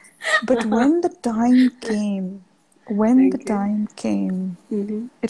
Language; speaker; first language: English; non-native, local second language; Punjabi